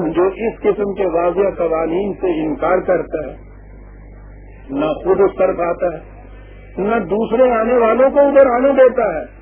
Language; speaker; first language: Urdu; non-native, local second language; Punjabi